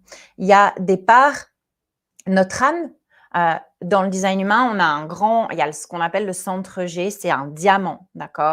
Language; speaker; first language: French; native; French